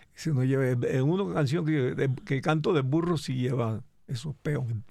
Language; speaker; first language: Spanish; native; Spanish